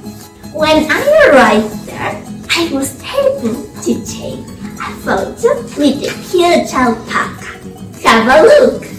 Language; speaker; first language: English; non-native, learner; Spanish